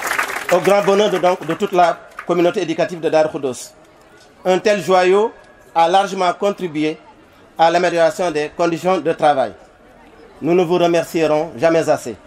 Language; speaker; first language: French; non-native, local second language; Wolof